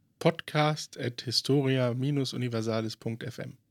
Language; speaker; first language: German; native; German